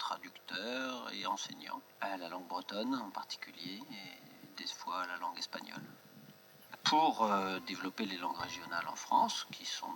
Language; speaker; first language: French; native; French